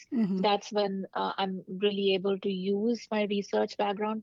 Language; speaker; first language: English; non-native, local second language; Hindi